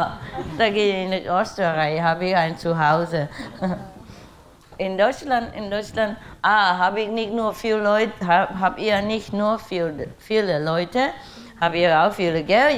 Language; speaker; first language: German; non-native, learner; Vietnamese